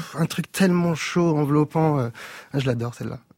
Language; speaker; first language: French; native; French